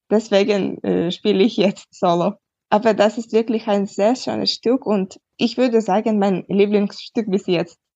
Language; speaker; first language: German; non-native, fluent; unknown